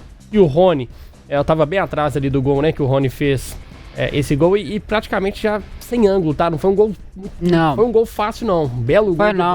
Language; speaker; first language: Portuguese; native; Portuguese